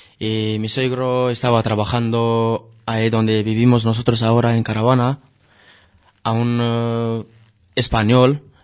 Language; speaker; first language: Spanish; non-native, learner; Romanian